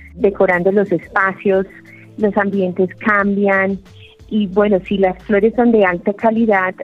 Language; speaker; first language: Spanish; non-native, fluent; English